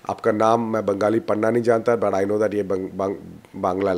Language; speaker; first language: Hindi; non-native, local second language; Malayalam